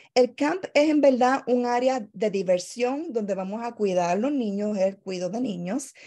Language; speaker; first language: Spanish; native; Spanish